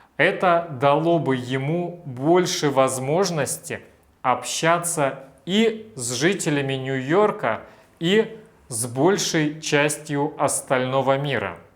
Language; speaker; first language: Russian; native; Russian